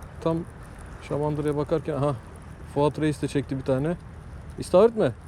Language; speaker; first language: Turkish; native; Turkish